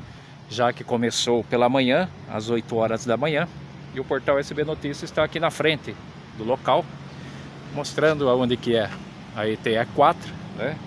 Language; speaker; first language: Portuguese; native; Portuguese